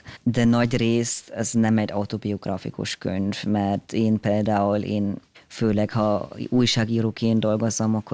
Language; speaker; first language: Hungarian; non-native, fluent; German